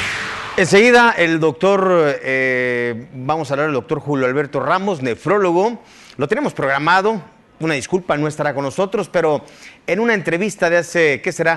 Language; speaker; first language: Spanish; native; Spanish